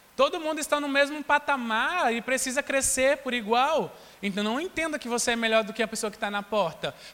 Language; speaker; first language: Portuguese; native; Portuguese